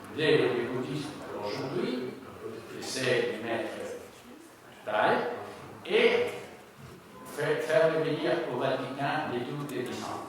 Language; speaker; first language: French; non-native, learner; Spanish